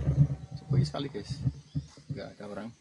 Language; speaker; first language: Indonesian; native; Indonesian